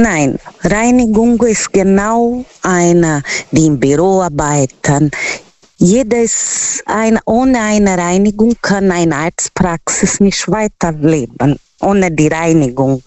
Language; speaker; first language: German; non-native, fluent; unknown